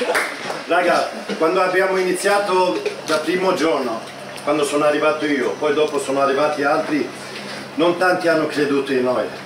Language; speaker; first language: Italian; non-native, fluent; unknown